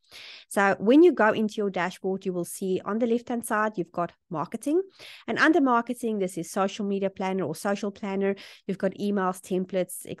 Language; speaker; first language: English; native; English